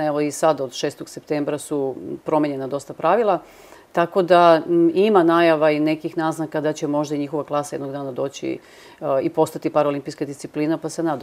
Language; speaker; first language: Serbian; native; Serbian